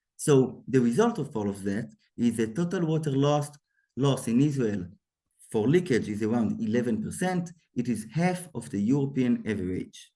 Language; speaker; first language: English; non-native, fluent; Hebrew